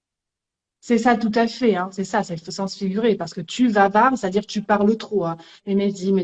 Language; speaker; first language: French; native; French